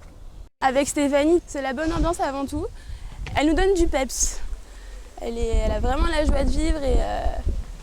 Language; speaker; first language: French; native; French